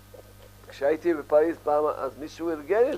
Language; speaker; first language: Hebrew; early bilingual, other home language; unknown